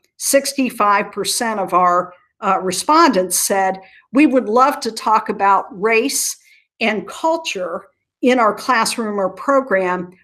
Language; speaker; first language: English; native; English